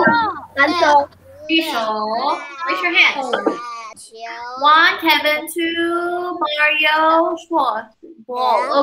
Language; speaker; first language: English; non-native, fluent; Chinese